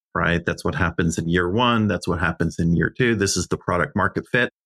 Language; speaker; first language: English; early bilingual, other home language; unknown